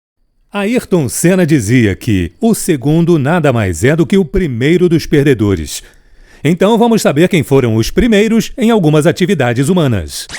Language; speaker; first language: Portuguese; native; Portuguese